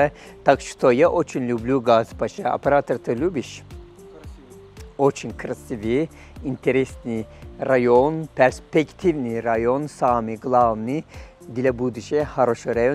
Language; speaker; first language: Russian; non-native, fluent; Turkish